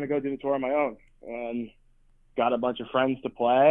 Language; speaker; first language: English; native; English